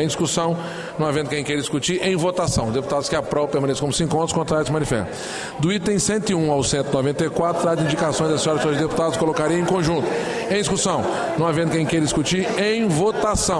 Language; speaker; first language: Portuguese; native; Portuguese